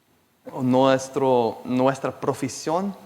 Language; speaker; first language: Spanish; non-native, fluent; Portuguese